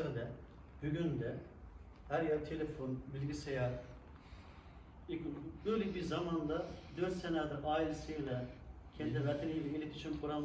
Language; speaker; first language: Turkish; non-native, learner; Uyghur